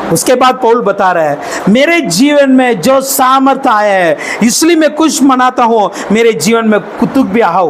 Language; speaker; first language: Hindi; non-native, local second language; Tamil